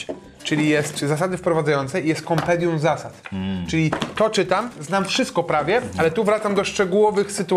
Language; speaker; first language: Polish; native; Polish